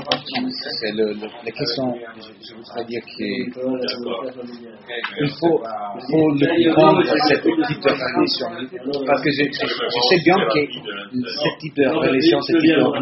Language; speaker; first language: French; non-native, fluent; Italian